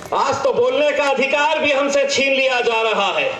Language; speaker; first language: Hindi; non-native, local second language; Marathi